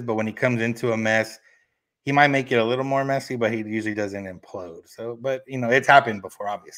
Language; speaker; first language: English; native; English